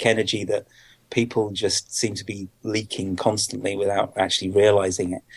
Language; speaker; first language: English; native; English